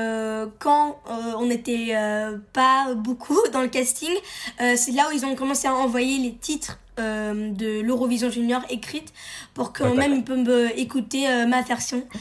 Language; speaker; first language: French; early bilingual, heritage; French